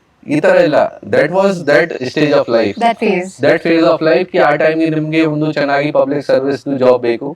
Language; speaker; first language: Kannada; non-native, local second language; Hindi